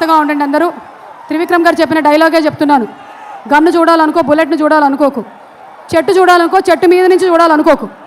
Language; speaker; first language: Telugu; native; Telugu